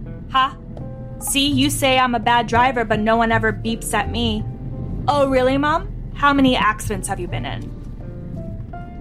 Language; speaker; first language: English; early bilingual, other home language; Greek